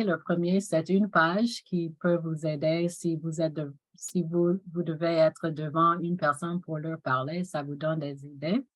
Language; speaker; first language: French; non-native, fluent; English